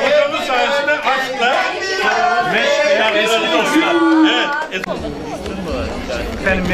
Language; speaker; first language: Turkish; native; Turkish